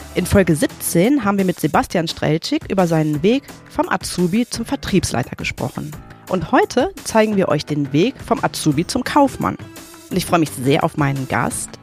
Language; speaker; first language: German; native; German